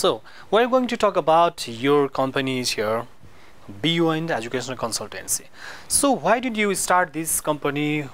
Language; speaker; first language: English; non-native, local second language; Nepali